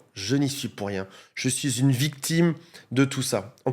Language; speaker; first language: French; native; French